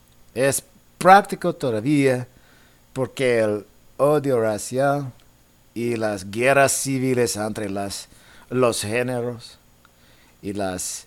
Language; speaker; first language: Spanish; non-native, learner; English